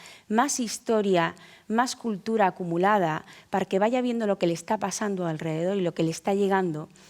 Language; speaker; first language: Spanish; native; Spanish